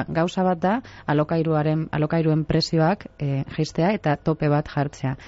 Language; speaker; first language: Basque; non-native, local second language; Spanish